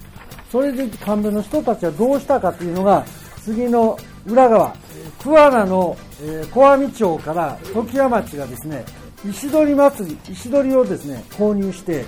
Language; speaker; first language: Japanese; native; Japanese